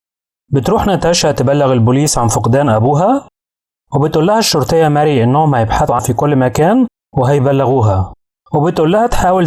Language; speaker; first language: Arabic; native; Arabic